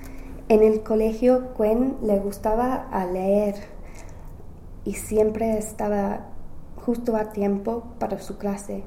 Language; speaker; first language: Spanish; non-native, learner; English